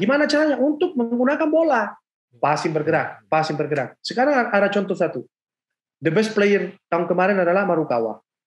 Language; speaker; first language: Indonesian; non-native, fluent; Spanish